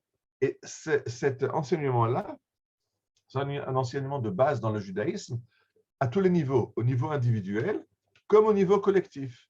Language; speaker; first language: French; native; French